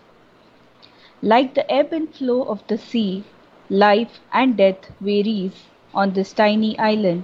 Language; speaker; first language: English; non-native, local second language; Bangla